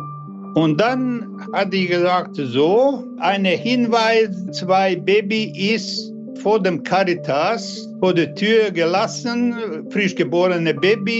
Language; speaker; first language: German; non-native, learner; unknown